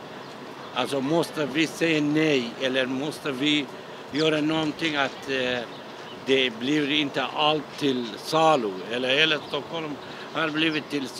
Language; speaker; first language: Swedish; non-native, local second language; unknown